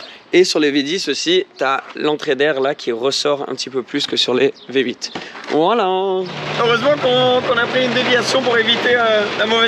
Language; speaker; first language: French; native; French